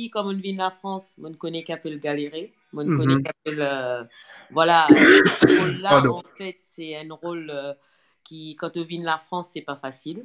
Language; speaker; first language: French; non-native, local second language; Morisyen